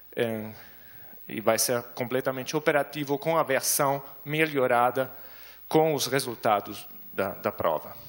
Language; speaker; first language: Portuguese; non-native, fluent; German